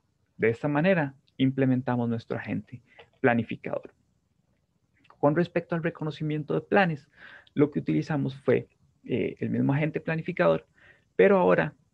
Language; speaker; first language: Spanish; native; Spanish